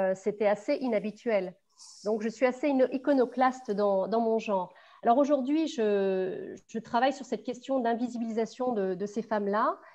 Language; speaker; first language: French; native; French